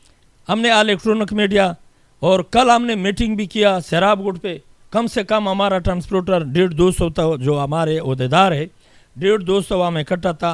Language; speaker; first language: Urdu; non-native, local second language; Pashto